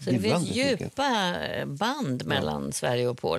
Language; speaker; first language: Swedish; native; Swedish